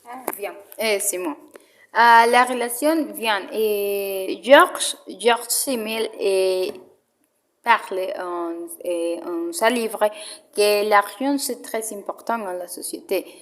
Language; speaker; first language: French; non-native, learner; Spanish